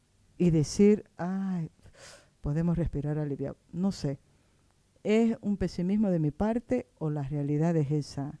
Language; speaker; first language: Spanish; native; Spanish